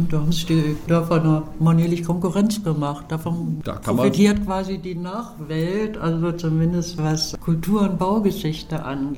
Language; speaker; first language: German; native; German